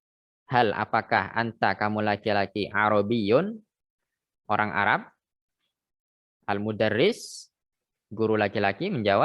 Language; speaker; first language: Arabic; non-native, fluent; Indonesian